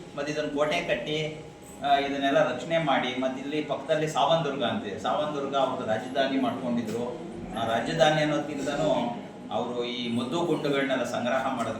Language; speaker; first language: Kannada; native; Kannada